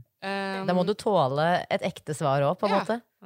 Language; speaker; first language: Norwegian; native; Norwegian